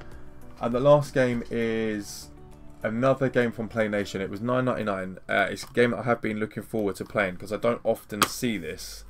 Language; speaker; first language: English; native; English